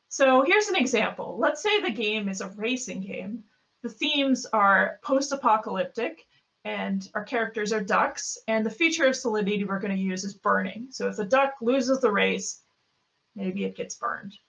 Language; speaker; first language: English; native; English